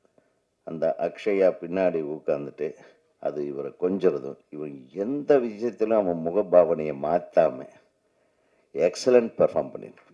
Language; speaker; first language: Tamil; native; Tamil